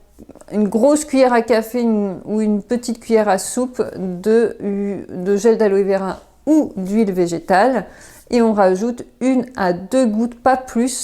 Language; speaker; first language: French; native; French